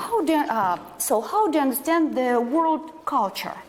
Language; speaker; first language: English; non-native, fluent; Russian